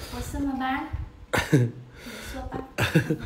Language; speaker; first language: Chinese; non-native, learner; Vietnamese